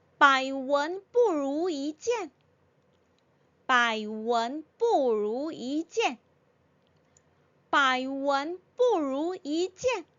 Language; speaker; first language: Chinese; non-native, fluent; Korean